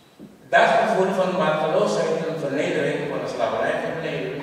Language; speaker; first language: Dutch; non-native, local second language; Papiamento